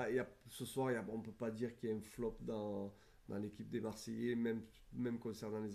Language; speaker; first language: French; native; French